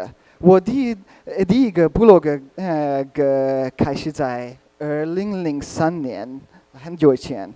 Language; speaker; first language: Chinese; non-native, learner; Hungarian